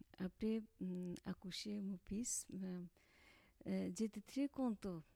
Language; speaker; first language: French; non-native, learner; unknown